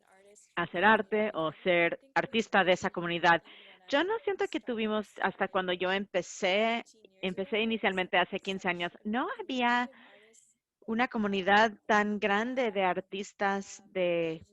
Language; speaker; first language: Spanish; non-native, fluent; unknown